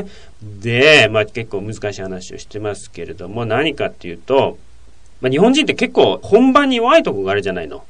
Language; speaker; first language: Japanese; native; Japanese